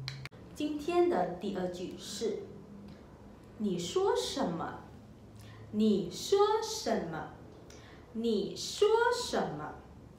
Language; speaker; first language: Chinese; non-native, local second language; Malay